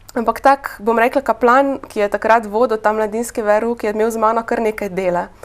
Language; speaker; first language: Slovenian; native; Slovenian